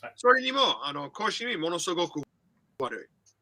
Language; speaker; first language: Japanese; non-native, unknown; English